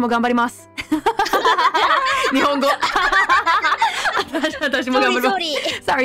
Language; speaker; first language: Japanese; non-native, fluent; English